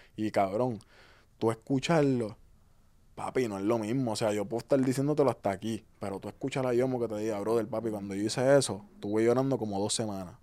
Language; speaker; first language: Spanish; native; Spanish